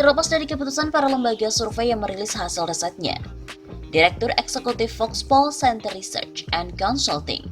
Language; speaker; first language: Indonesian; native; Indonesian